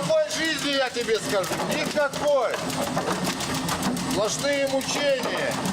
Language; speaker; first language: Russian; native; Russian